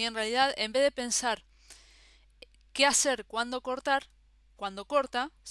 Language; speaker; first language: Spanish; native; Spanish